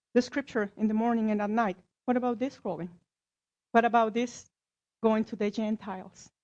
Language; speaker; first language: English; non-native, fluent; Spanish